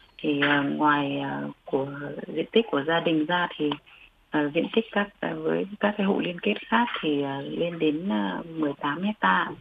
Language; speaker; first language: Vietnamese; non-native, local second language; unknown